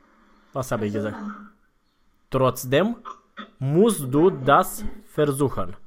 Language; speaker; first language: German; non-native, fluent; Romanian